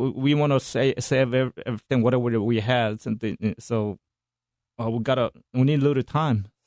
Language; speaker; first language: English; non-native, fluent; Korean